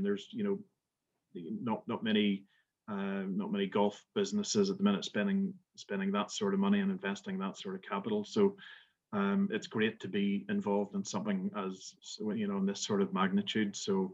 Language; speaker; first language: English; native; English